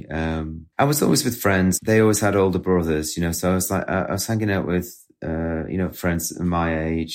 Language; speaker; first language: English; native; English